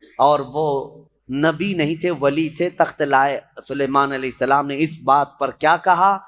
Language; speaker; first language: Urdu; native; Urdu